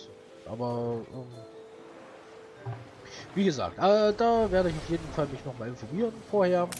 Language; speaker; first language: German; native; German